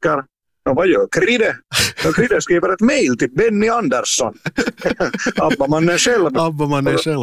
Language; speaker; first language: Swedish; native; Swedish